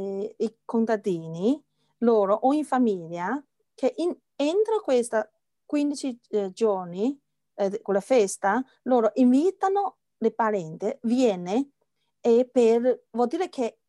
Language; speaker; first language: Italian; non-native, learner; Chinese